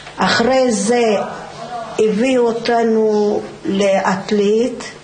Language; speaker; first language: Hebrew; early bilingual, other home language; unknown